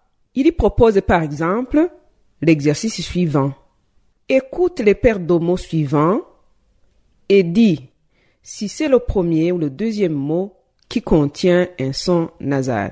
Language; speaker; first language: French; non-native, local second language; Rundi